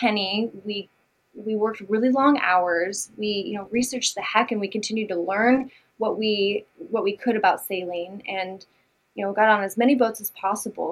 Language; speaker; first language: English; native; English